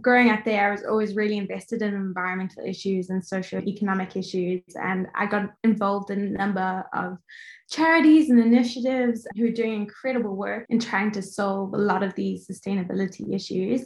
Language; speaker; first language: English; native; English